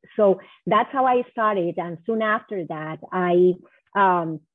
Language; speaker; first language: English; non-native, fluent; Spanish